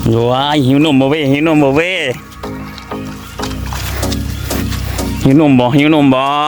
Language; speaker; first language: Thai; non-native, local second language; Northeastern Thai